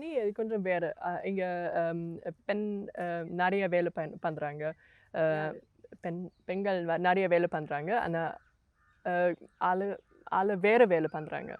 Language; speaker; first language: Tamil; non-native, learner; German